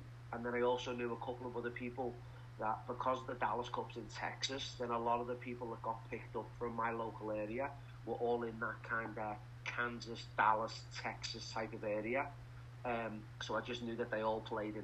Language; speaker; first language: English; native; English